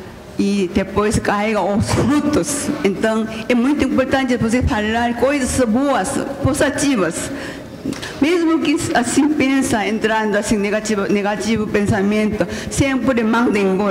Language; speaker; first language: Portuguese; non-native, learner; Korean